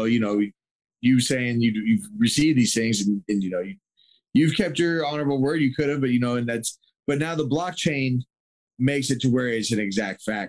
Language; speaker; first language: English; native; English